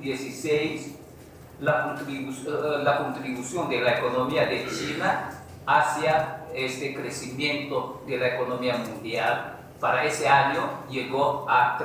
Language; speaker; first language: Spanish; non-native, fluent; Chinese